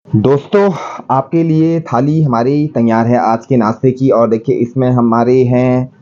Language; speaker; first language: Hindi; non-native, local second language; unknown